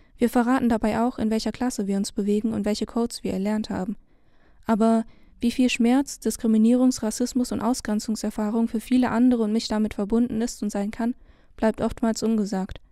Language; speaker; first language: German; early bilingual, other home language; Vietnamese